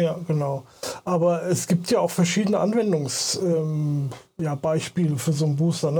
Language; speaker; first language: German; native; German